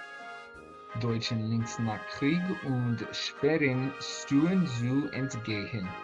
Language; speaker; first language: German; non-native, learner; English